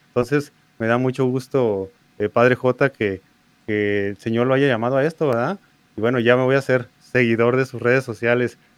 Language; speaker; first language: Spanish; native; Spanish